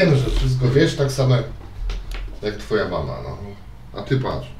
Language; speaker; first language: Polish; native; Polish